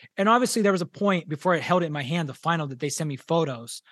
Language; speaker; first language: English; native; English